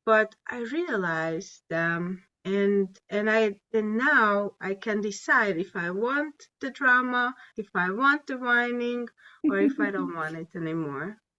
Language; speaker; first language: English; non-native, fluent; Hungarian